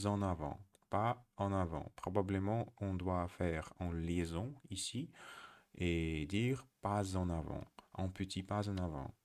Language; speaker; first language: French; non-native, learner; Russian